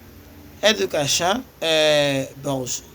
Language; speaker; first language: French; non-native, learner; Spanish